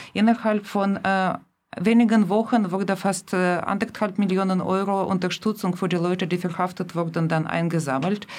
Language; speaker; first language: German; non-native, fluent; Russian